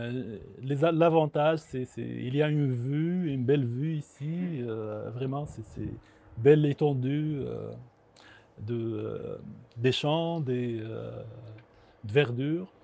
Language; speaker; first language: French; non-native, local second language; Arabic